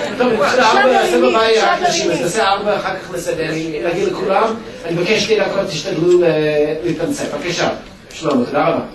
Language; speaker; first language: Hebrew; native; Hebrew